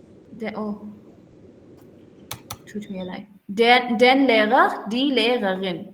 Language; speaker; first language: German; non-native, fluent; Urdu